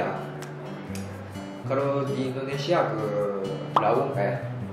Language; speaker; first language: Indonesian; non-native, learner; Japanese